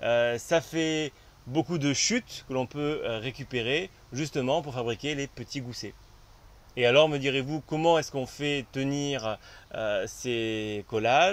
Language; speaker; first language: French; native; French